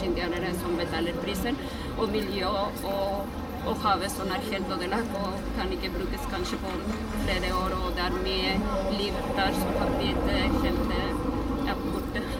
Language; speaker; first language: Norwegian; non-native, fluent; Spanish